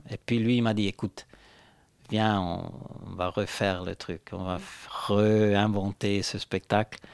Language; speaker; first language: French; non-native, local second language; Italian